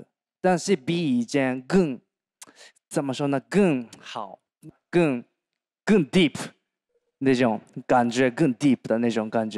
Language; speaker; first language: Chinese; non-native, learner; Japanese